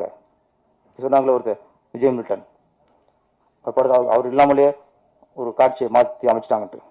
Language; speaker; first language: Tamil; native; Tamil